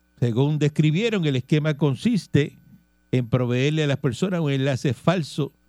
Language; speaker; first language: Spanish; native; Spanish